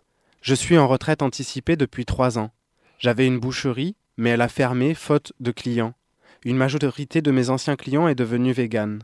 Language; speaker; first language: French; native; French